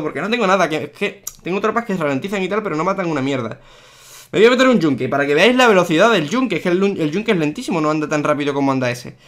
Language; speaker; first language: Spanish; native; Spanish